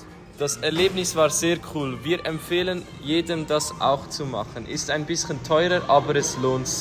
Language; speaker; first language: German; native; German